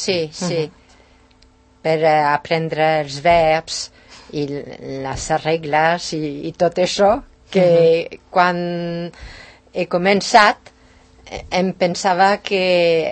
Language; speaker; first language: Catalan; non-native, learner; French